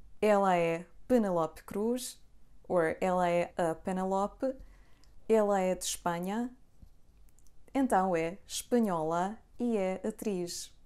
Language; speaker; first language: Portuguese; non-native, fluent; Serbian